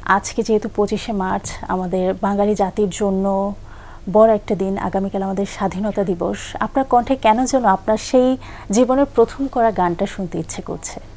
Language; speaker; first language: Bangla; native; Bangla